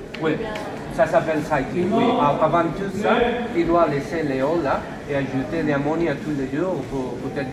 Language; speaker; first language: French; non-native, learner; Spanish